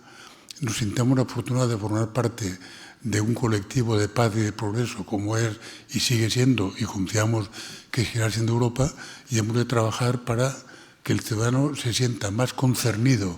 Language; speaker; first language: Spanish; non-native, local second language; Catalan